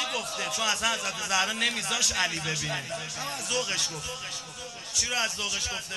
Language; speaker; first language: Persian; native; Persian